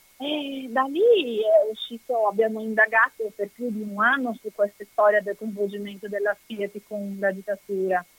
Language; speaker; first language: Italian; non-native, fluent; Portuguese